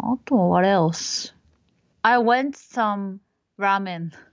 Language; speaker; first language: English; non-native, fluent; Japanese